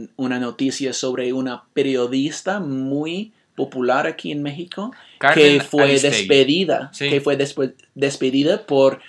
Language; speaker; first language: Spanish; non-native, fluent; English